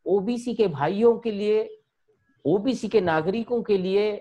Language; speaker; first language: Hindi; native; Hindi